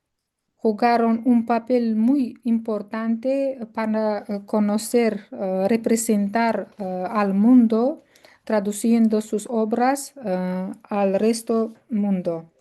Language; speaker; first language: Spanish; non-native, fluent; Uzbek